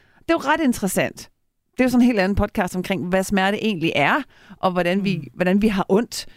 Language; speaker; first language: Danish; native; Danish